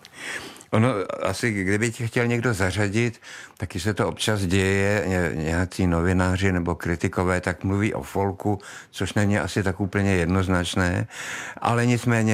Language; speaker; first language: Czech; native; Czech